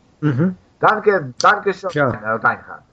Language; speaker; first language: German; non-native, learner; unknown